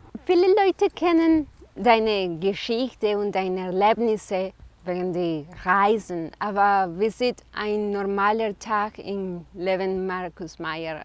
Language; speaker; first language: German; non-native, fluent; Spanish